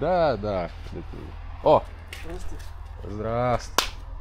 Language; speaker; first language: Russian; non-native, learner; Lithuanian